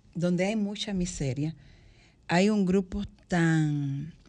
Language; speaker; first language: Spanish; native; Spanish